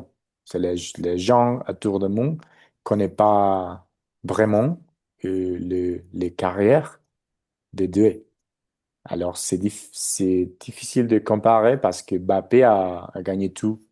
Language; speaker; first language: French; non-native, learner; Spanish